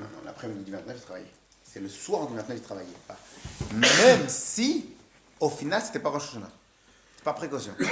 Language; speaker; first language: French; native; French